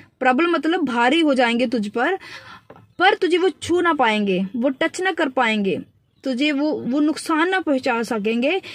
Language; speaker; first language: Hindi; non-native, local second language; Punjabi